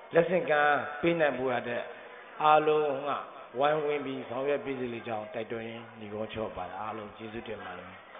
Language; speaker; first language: Burmese; non-native, local second language; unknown